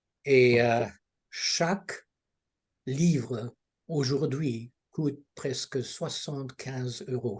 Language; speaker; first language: French; non-native, fluent; Russian